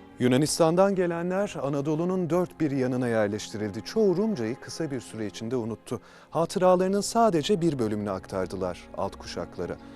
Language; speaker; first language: Turkish; native; Turkish